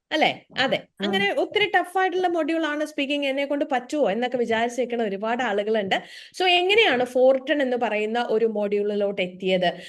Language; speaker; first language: Malayalam; native; Malayalam